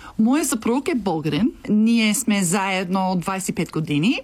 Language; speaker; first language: Bulgarian; non-native, learner; English